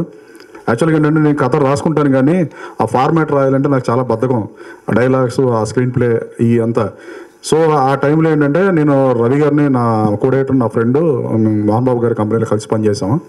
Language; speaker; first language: Telugu; native; Telugu